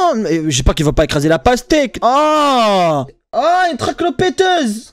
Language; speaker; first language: French; early bilingual, other home language; Arabic